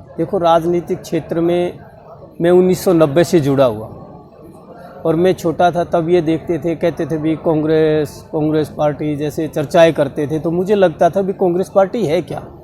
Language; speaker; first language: Hindi; native; Hindi